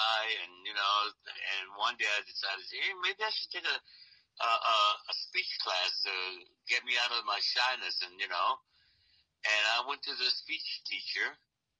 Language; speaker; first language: English; native; English